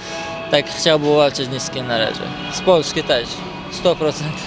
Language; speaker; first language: Polish; non-native, fluent; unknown